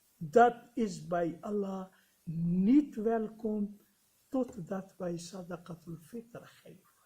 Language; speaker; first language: Dutch; non-native, fluent; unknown